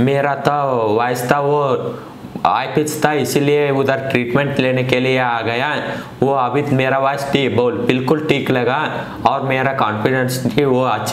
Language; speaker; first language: Hindi; non-native, local second language; Kannada